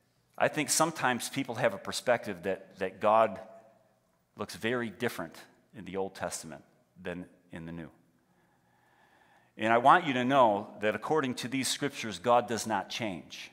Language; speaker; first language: English; native; English